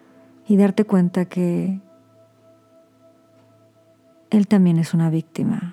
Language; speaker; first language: Spanish; native; Spanish